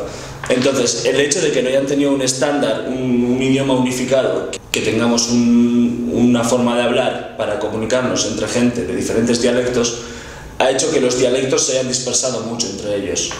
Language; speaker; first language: Spanish; non-native, local second language; Basque